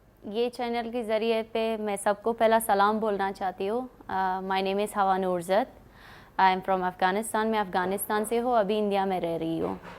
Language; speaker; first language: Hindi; non-native, learner; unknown